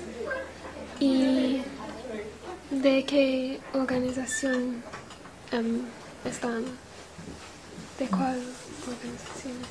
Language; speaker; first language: Spanish; non-native, learner; English